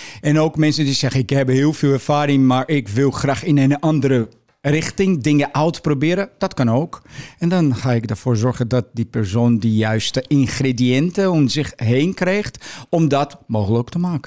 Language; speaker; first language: Dutch; non-native, fluent; Portuguese